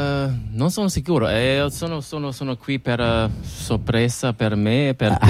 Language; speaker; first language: Italian; non-native, learner; Czech